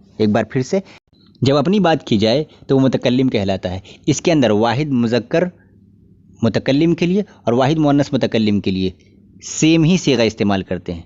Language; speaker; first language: Urdu; native; Urdu